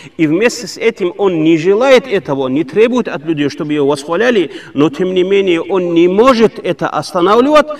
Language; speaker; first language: Russian; non-native, local second language; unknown